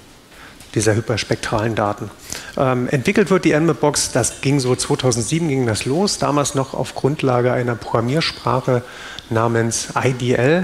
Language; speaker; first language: German; native; German